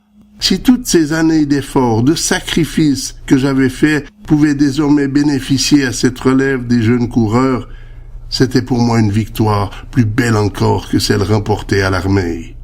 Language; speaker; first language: French; native; French